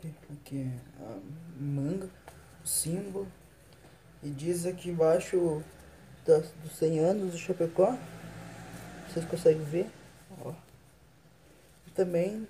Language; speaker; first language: Portuguese; native; Portuguese